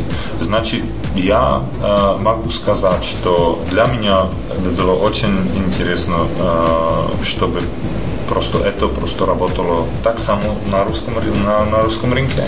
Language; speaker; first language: Russian; non-native, fluent; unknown